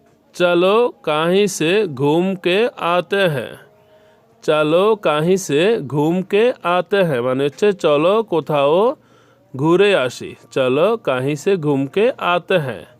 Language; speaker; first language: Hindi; non-native, learner; Bangla